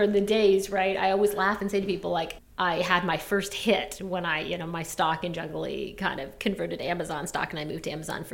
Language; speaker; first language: English; native; English